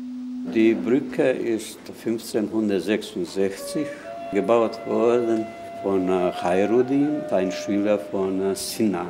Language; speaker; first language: German; non-native, fluent; Bosnian